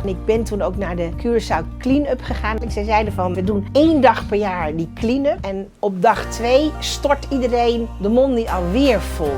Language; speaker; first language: Dutch; early bilingual, other home language; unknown